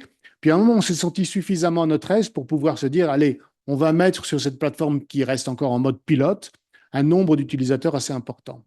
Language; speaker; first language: French; native; French